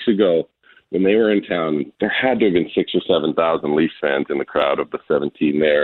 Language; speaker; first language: English; native; English